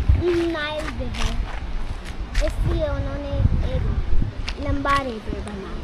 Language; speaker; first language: Hindi; early bilingual, heritage; Urdu